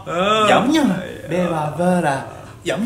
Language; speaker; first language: Vietnamese; non-native, learner; Japanese